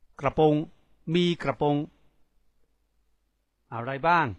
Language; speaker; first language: Thai; non-native, fluent; Chinese